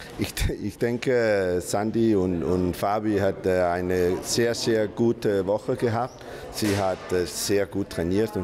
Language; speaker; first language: German; non-native, learner; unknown